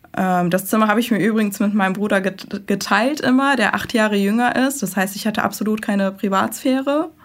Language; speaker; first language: German; early bilingual, other home language; Persian